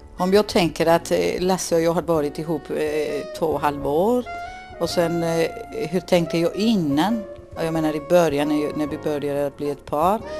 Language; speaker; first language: Swedish; non-native, fluent; Spanish